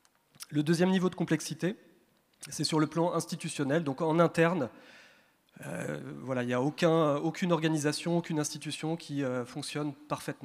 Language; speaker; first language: French; native; French